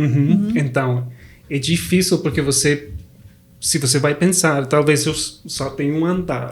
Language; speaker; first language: Portuguese; non-native, fluent; Spanish